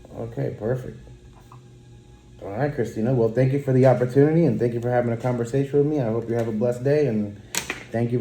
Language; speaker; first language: English; native; English